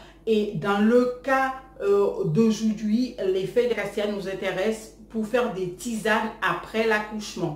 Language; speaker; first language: French; non-native, local second language; Haitian Creole